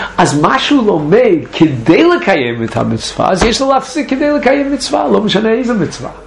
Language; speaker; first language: Hebrew; non-native, fluent; English